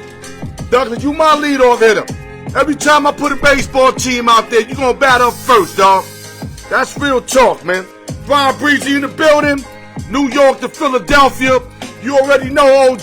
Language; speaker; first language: English; native; English